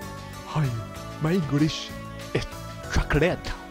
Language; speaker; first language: English; non-native, learner; Chinese